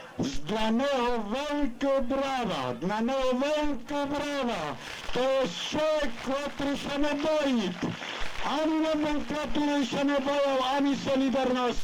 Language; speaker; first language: Polish; non-native, local second language; Rusyn